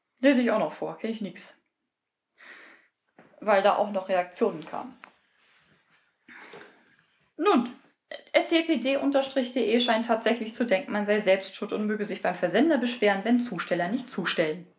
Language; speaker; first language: German; native; German